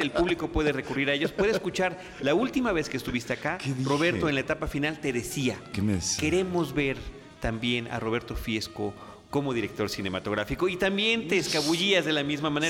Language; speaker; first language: Spanish; native; Spanish